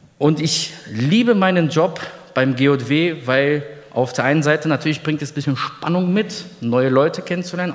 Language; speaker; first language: German; early bilingual, other home language; Polish